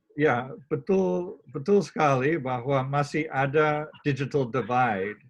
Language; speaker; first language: Indonesian; non-native, fluent; English